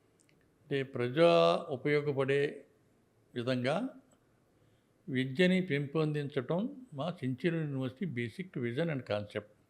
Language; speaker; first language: Telugu; native; Telugu